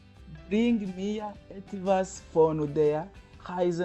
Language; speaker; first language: German; non-native, learner; Kinyarwanda